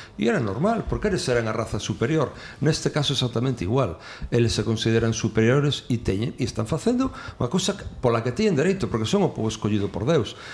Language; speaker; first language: Galician; non-native, local second language; Spanish